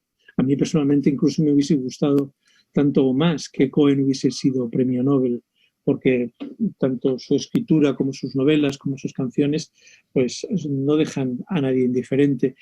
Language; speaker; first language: Spanish; native; Spanish